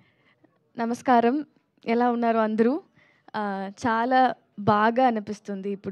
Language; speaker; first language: Telugu; non-native, local second language; Tamil